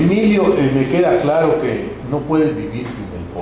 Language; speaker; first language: Spanish; native; Spanish